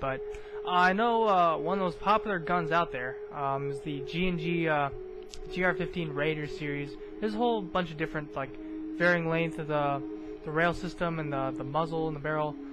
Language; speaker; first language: English; native; English